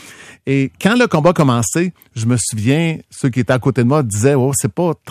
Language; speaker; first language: French; native; French